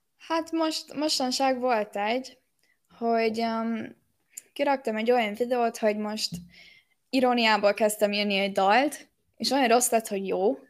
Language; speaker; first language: Hungarian; early bilingual, heritage; Hungarian